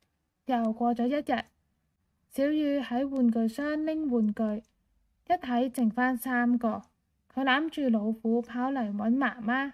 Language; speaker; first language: Cantonese; native; Cantonese